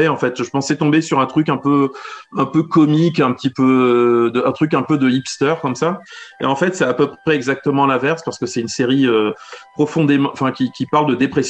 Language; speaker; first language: French; native; French